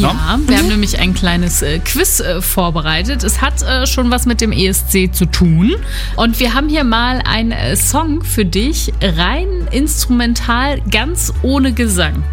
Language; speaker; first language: German; native; German